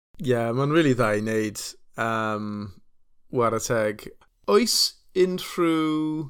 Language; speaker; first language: Welsh; non-native, local second language; English